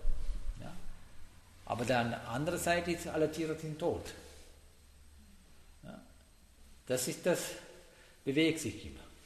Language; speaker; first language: German; non-native, learner; Sinhala